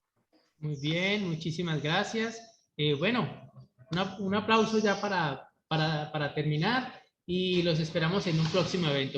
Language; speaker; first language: Spanish; native; Spanish